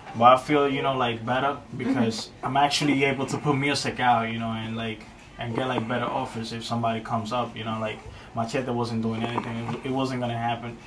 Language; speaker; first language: English; native; English